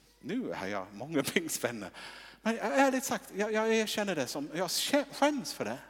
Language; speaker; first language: Swedish; non-native, fluent; English